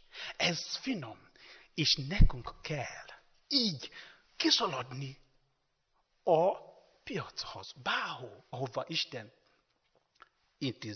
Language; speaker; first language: Hungarian; non-native, learner; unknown